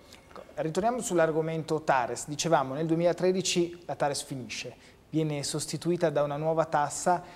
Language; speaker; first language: Italian; native; Italian